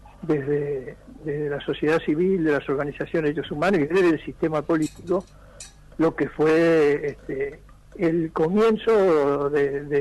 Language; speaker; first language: Spanish; native; Spanish